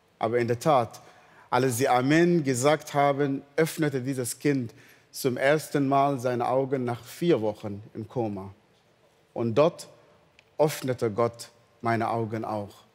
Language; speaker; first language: German; non-native, fluent; Arabic